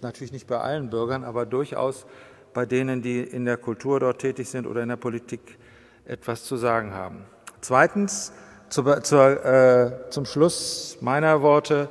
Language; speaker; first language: German; native; German